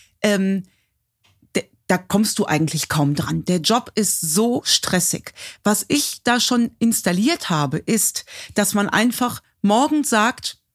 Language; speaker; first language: German; native; German